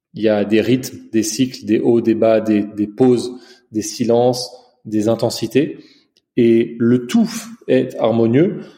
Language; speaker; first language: French; early bilingual, other home language; Chinese